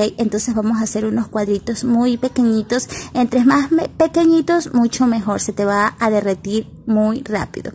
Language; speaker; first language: Spanish; native; Spanish